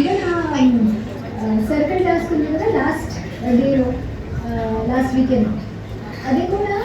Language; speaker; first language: Telugu; non-native, learner; Hindi